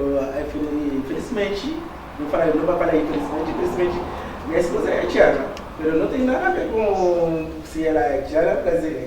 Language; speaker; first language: Portuguese; non-native, learner; Haitian Creole